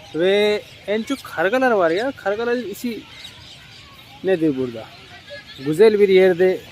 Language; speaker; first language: Turkish; non-native, fluent; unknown